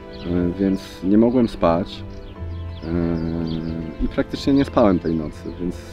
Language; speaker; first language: Polish; native; Polish